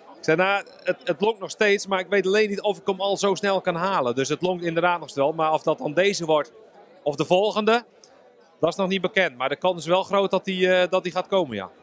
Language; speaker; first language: Dutch; native; Dutch